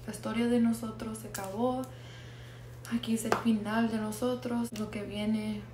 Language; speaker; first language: Spanish; early bilingual, heritage; Spanish